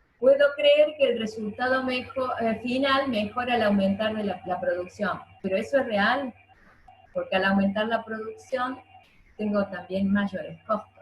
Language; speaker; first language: Spanish; native; Spanish